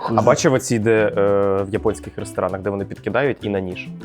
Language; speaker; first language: Ukrainian; native; Ukrainian